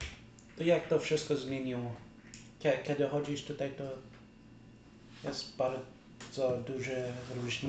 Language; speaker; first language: Polish; early bilingual, heritage; English